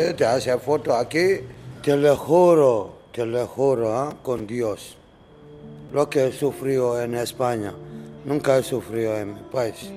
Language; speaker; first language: Spanish; non-native, learner; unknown